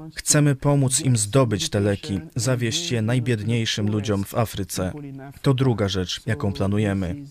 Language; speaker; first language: Polish; non-native, fluent; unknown